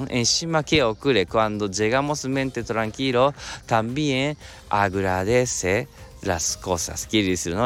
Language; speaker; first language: Spanish; non-native, learner; Japanese